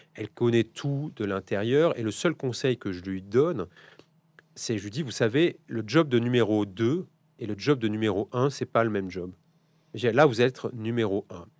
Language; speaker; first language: French; native; French